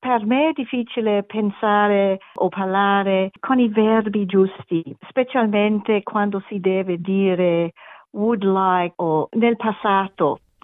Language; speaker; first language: Italian; non-native, learner; English